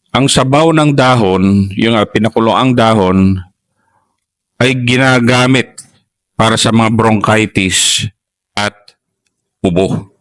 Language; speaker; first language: Filipino; native; Filipino